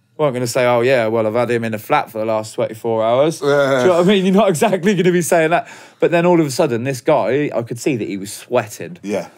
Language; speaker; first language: English; native; English